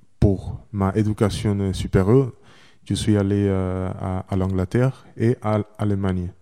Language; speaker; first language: French; non-native, learner; Chinese